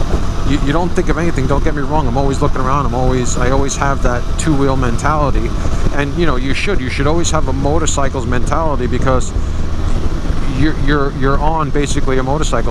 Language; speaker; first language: English; native; English